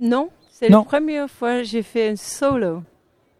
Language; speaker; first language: French; non-native, fluent; English